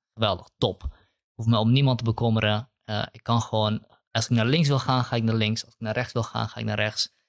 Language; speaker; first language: Dutch; early bilingual, other home language; Kurdish